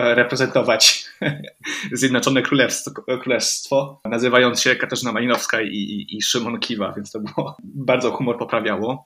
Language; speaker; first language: Polish; early bilingual, heritage; Polish